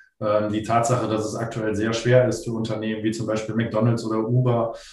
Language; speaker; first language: German; native; German